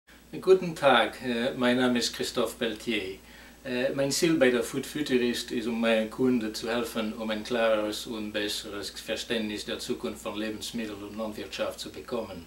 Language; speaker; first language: German; non-native, fluent; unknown